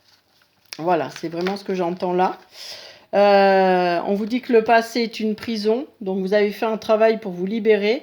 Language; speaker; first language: French; native; French